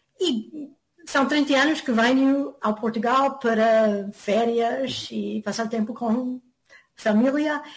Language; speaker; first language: Portuguese; non-native, fluent; English